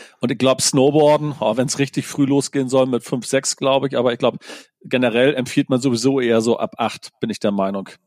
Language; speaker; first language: German; native; German